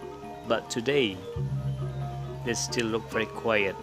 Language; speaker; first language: English; non-native, local second language; Indonesian